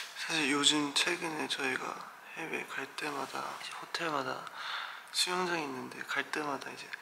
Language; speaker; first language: Korean; early bilingual, heritage; Korean